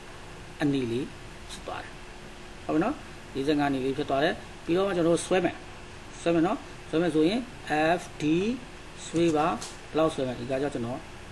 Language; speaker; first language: Burmese; native; Burmese